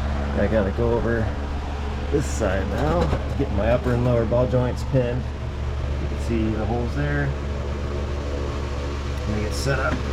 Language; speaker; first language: English; native; English